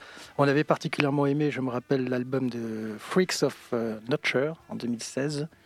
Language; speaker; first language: French; native; French